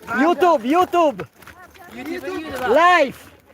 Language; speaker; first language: English; non-native, learner; Polish